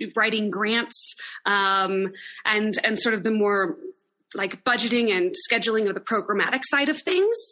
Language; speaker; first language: English; native; English